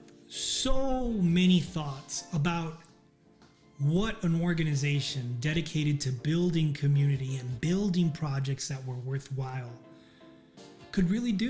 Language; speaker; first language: English; native; English